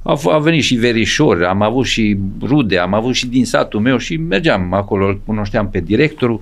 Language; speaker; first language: Romanian; non-native, local second language; Serbian